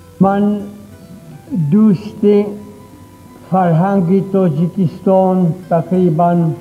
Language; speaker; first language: Persian; non-native, fluent; Czech